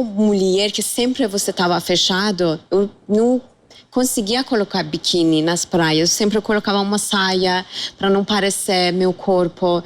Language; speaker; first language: Portuguese; non-native, fluent; Persian